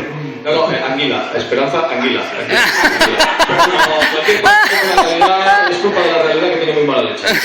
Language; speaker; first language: Spanish; native; Spanish